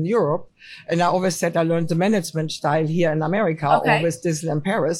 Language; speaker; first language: English; non-native, fluent; German